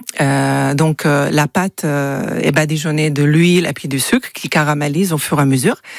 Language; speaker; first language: French; non-native, fluent; Hungarian